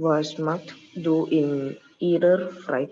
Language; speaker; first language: German; non-native, learner; Indonesian